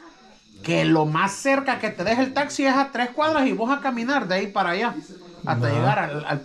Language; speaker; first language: Spanish; native; Spanish